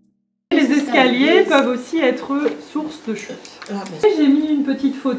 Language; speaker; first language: French; native; French